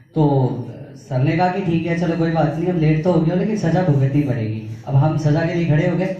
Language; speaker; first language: Hindi; native; Hindi